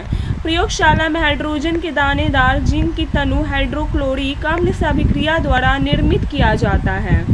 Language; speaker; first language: Hindi; native; Hindi